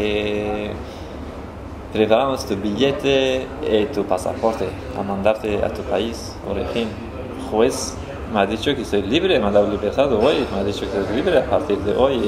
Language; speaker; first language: Spanish; non-native, fluent; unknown